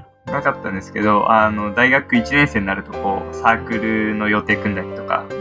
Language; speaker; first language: Japanese; native; Japanese